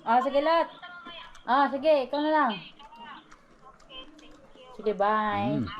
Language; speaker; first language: Filipino; non-native, local second language; Cebuano